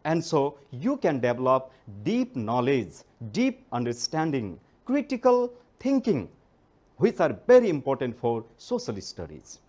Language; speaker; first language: English; non-native, local second language; Nepali